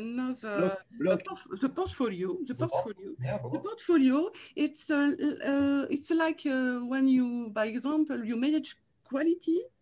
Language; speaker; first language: English; non-native, learner; French